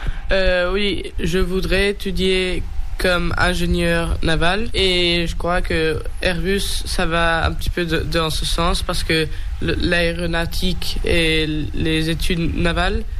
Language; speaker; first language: French; early bilingual, heritage; French